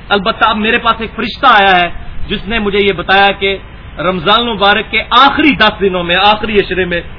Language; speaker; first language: Urdu; non-native, local second language; Punjabi